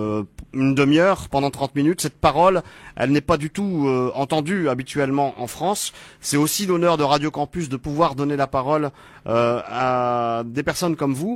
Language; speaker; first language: French; native; French